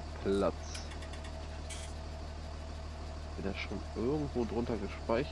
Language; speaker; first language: German; native; German